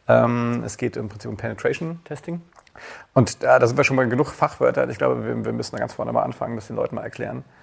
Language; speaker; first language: German; native; German